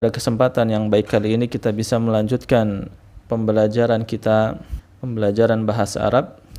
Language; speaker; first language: Indonesian; native; Indonesian